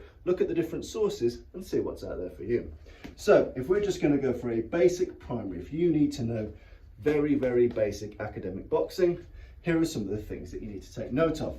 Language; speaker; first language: English; native; English